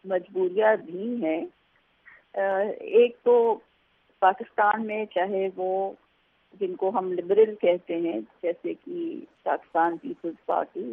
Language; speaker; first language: Urdu; native; Urdu